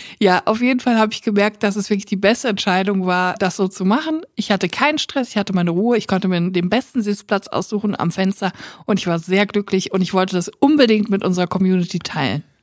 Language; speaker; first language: German; native; German